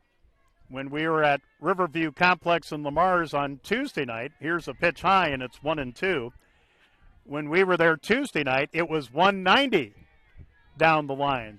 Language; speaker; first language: English; native; English